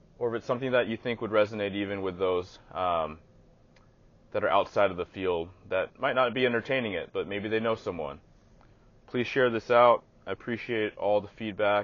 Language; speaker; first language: English; native; English